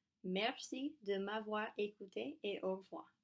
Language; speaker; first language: French; non-native, learner; English